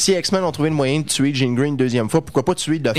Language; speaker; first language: French; native; French